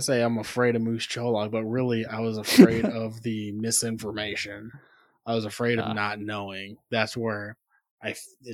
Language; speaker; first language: English; native; English